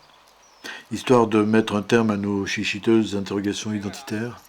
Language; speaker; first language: French; native; French